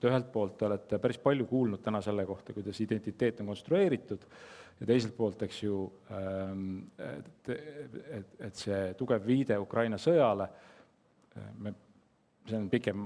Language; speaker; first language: Estonian; native; Estonian